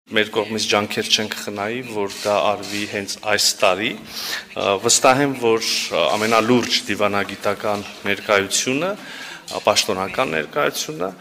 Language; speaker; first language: Armenian; native; Armenian